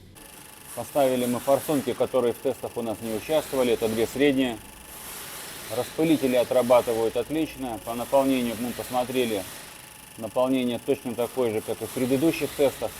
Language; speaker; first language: Russian; native; Russian